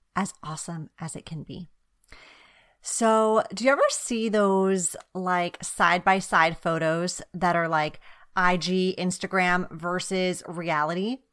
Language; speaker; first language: English; native; English